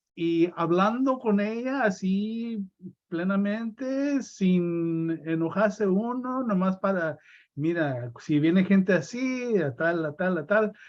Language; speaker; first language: Spanish; early bilingual, heritage; Spanish